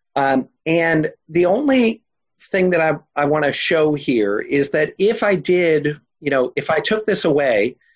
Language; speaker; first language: English; native; English